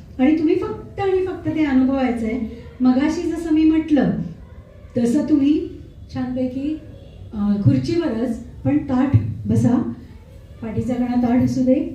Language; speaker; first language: Marathi; native; Marathi